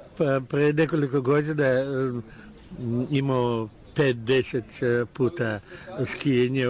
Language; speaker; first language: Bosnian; non-native, learner; Russian